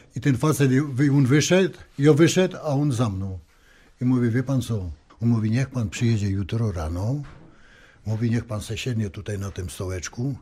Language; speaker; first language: Polish; native; Polish